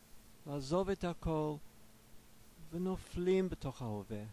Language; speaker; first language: Hebrew; non-native, fluent; English